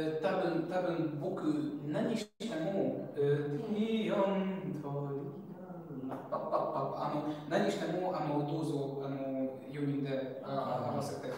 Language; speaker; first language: Japanese; non-native, learner; Hungarian